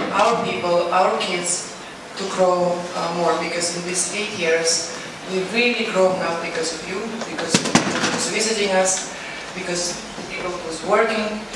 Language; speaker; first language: English; non-native, fluent; Uzbek